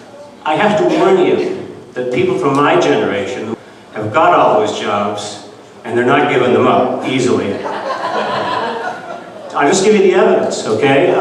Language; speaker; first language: English; native; English